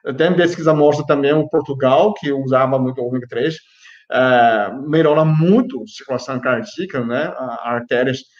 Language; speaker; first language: Portuguese; non-native, fluent; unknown